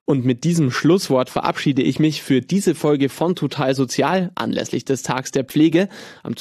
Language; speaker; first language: German; native; German